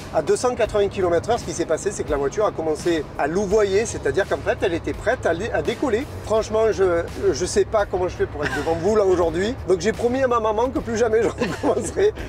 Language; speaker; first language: French; native; French